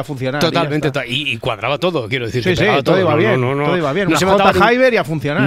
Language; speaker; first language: Spanish; native; Spanish